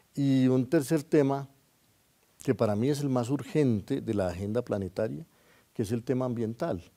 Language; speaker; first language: Spanish; native; Spanish